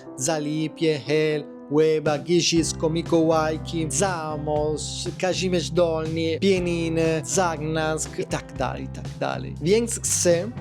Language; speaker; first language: Polish; non-native, learner; Italian